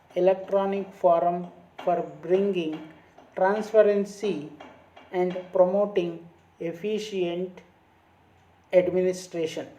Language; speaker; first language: English; non-native, local second language; Kannada